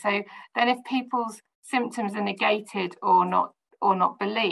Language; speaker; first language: English; native; English